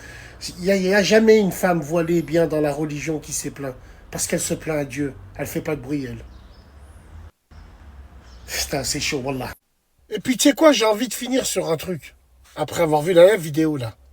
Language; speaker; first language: French; native; French